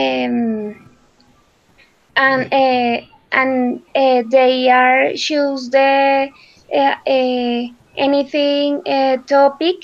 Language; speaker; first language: English; non-native, learner; Spanish